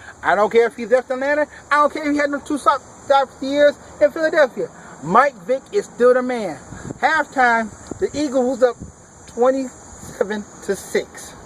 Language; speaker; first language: English; native; English